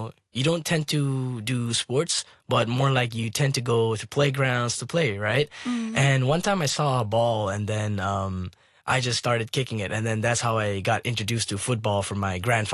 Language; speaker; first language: English; non-native, local second language; Nepali